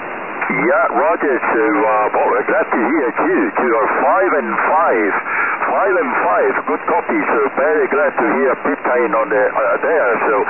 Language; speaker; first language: English; non-native, learner; Spanish